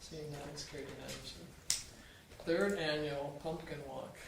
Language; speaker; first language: English; native; English